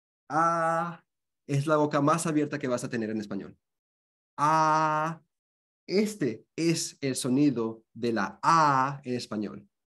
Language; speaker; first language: Spanish; early bilingual, heritage; Spanish